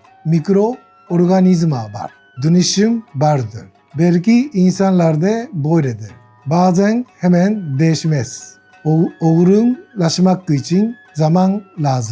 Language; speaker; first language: Turkish; non-native, learner; Japanese